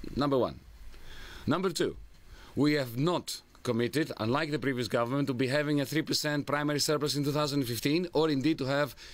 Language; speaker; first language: English; non-native, fluent; Greek